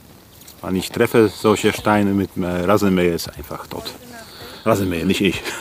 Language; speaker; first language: German; non-native, learner; Polish